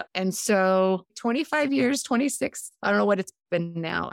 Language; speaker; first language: English; early bilingual, other home language; Serbian